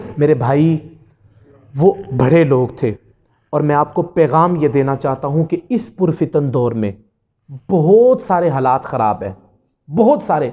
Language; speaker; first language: Urdu; non-native, local second language; Punjabi